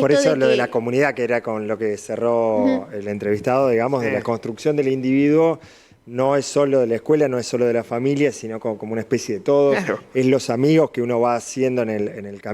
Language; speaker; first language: Spanish; native; Spanish